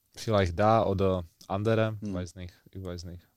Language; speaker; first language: German; non-native, fluent; Czech